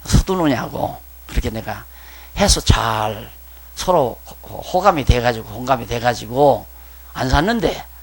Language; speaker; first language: Korean; native; Korean